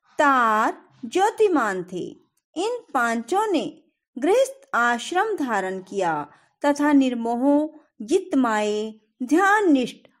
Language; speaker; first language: Hindi; native; Hindi